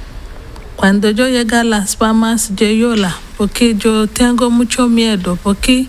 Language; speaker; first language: Spanish; non-native, learner; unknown